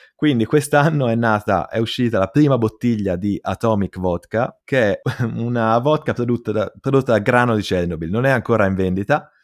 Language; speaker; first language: Italian; native; Italian